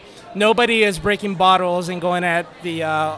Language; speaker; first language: English; non-native, fluent; Spanish